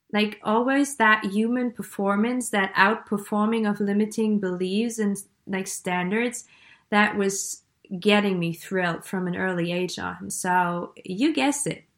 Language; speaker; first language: English; non-native, fluent; German